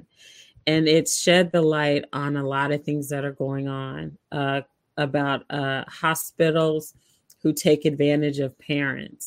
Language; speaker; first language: English; native; English